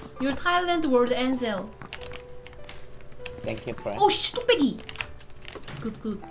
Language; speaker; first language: English; non-native, learner; Korean